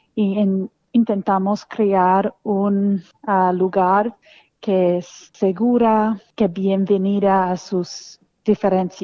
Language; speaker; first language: Spanish; non-native, fluent; English